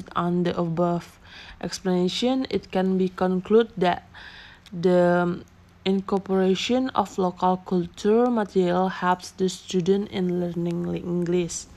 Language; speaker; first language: English; non-native, learner; Indonesian